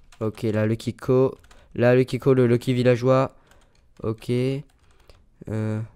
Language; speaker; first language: French; native; French